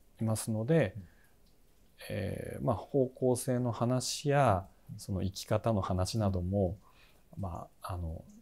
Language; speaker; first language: Japanese; native; Japanese